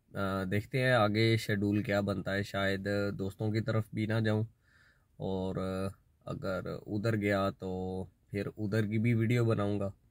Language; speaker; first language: Urdu; non-native, local second language; Punjabi